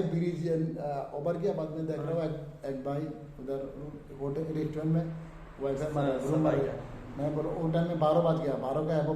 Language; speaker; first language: Hindi; non-native, learner; Bangla